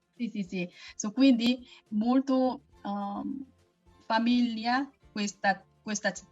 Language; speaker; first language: Italian; non-native, learner; Korean